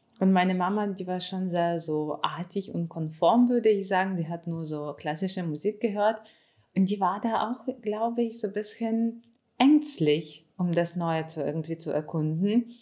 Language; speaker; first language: German; non-native, fluent; Ukrainian